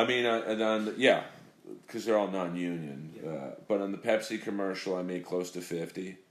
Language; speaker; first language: English; native; English